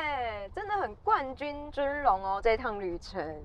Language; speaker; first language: Chinese; native; Chinese